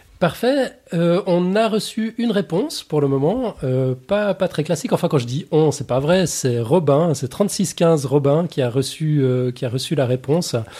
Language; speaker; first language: French; native; French